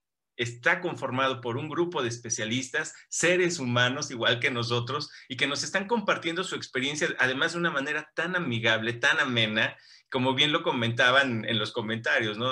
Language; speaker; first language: Spanish; native; Spanish